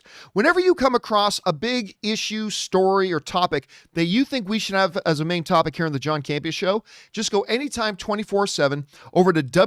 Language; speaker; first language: English; native; English